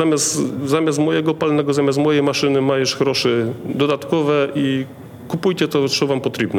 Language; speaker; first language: Polish; non-native, learner; Ukrainian